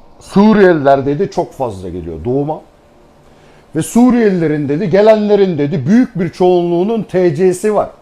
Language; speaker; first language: Turkish; native; Turkish